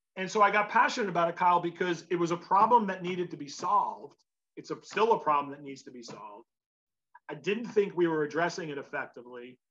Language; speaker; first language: English; native; English